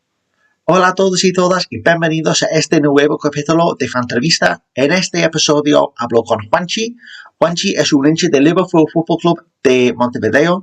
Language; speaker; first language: Spanish; non-native, learner; English